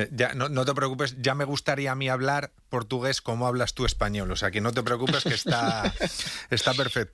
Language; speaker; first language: Spanish; native; Spanish